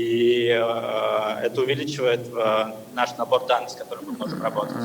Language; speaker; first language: Russian; native; Russian